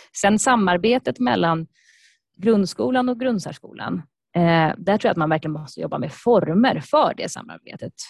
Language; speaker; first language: Swedish; native; Swedish